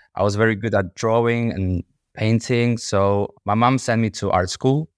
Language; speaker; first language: English; non-native, fluent; Polish